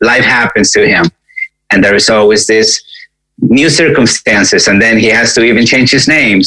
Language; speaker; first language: English; non-native, fluent; Spanish